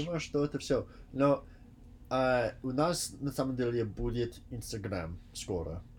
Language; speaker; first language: Russian; non-native, learner; English